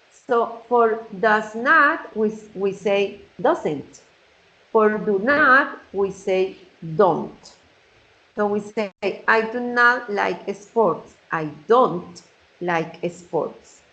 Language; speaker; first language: English; non-native, fluent; Spanish